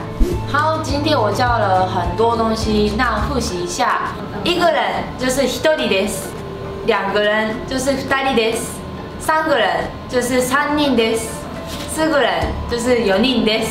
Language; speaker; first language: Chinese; non-native, fluent; Japanese